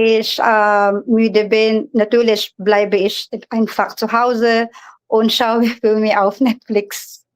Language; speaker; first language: German; non-native, learner; Filipino